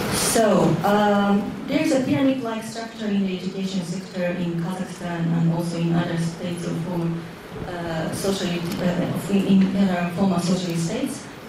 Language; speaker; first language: English; non-native, fluent; Japanese